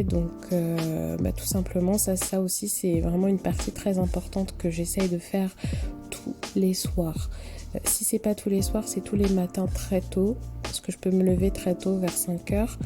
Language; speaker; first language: French; native; French